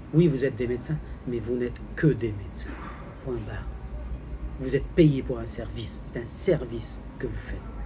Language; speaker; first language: French; non-native, local second language; Arabic